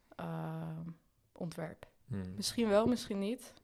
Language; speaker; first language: Dutch; early bilingual, other home language; Arabic